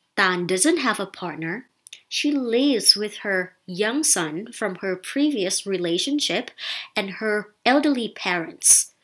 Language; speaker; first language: English; non-native, fluent; Thai